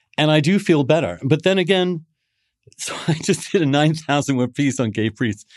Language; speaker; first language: English; native; English